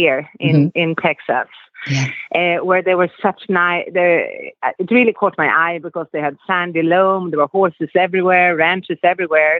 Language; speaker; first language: English; non-native, fluent; Swedish